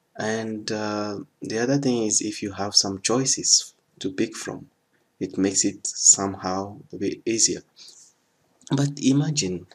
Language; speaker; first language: English; non-native, fluent; French